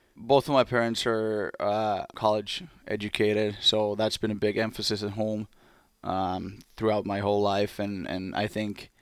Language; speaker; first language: English; non-native, fluent; Finnish